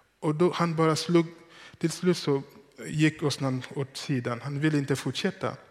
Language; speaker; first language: Swedish; non-native, fluent; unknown